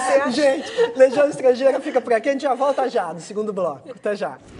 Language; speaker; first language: Portuguese; native; Portuguese